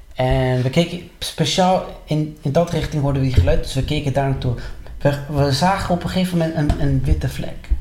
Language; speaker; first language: Dutch; early bilingual, other home language; Spanish